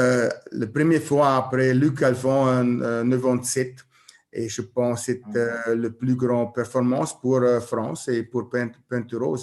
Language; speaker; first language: French; non-native, learner; German